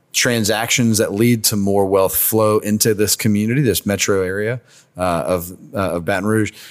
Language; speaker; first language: English; native; English